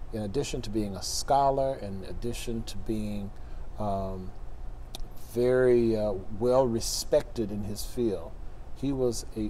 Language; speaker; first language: English; native; English